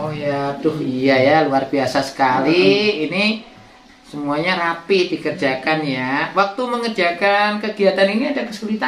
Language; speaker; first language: Indonesian; native; Indonesian